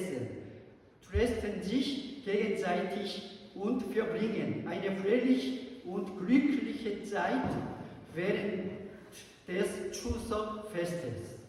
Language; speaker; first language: German; non-native, learner; Korean